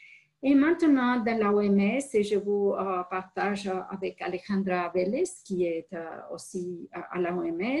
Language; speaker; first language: French; non-native, fluent; Spanish